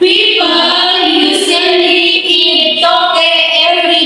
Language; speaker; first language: English; non-native, learner; Indonesian